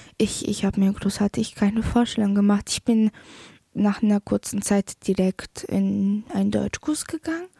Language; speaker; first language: German; early bilingual, other home language; Polish